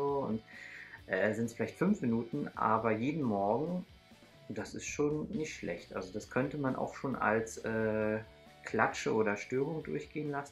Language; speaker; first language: German; native; German